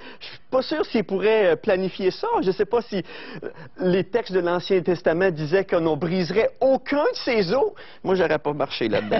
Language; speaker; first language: French; native; French